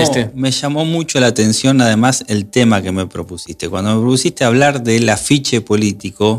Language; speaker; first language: Spanish; native; Spanish